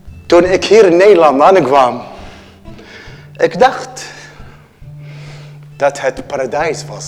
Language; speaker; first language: Dutch; non-native, learner; Arabic